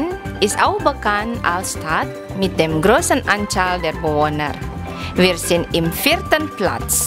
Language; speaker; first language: German; non-native, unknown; Indonesian